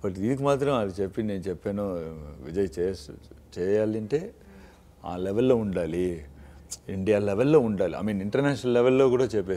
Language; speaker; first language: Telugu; non-native, fluent; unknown